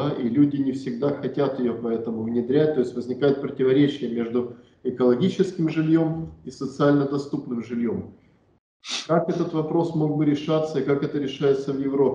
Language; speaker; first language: Russian; native; Russian